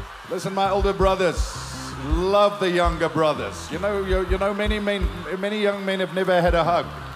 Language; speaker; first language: English; non-native, local second language; Afrikaans